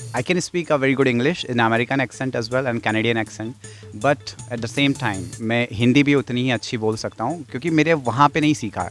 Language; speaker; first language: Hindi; non-native, fluent; English